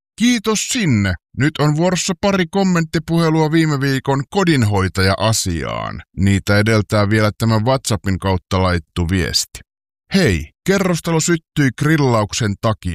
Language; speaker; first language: Finnish; native; Finnish